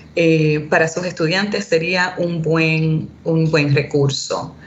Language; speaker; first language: Spanish; early bilingual, heritage; Spanish